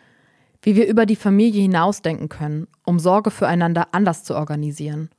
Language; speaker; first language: German; native; German